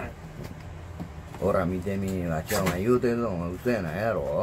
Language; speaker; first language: Japanese; native; Japanese